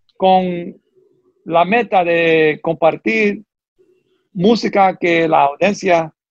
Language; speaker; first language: Spanish; early bilingual, heritage; Spanish